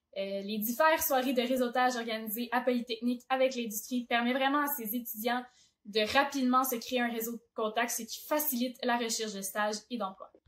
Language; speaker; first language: French; native; French